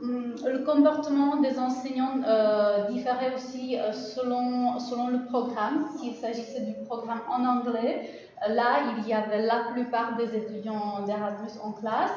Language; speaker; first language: French; non-native, fluent; Czech